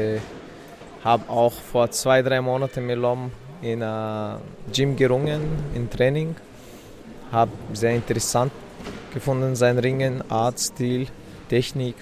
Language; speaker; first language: German; non-native, fluent; Chechen